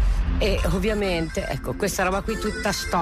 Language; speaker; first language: Italian; native; Italian